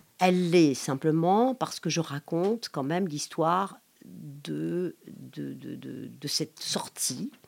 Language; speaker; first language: French; non-native, local second language; Arabic